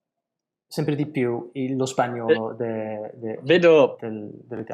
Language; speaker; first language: Italian; non-native, learner; English